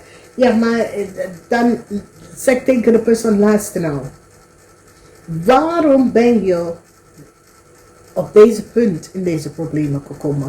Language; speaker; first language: Dutch; non-native, learner; English